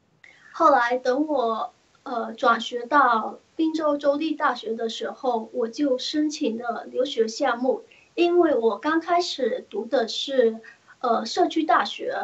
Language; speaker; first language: Chinese; early bilingual, heritage; Chinese